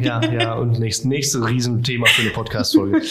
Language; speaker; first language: German; native; German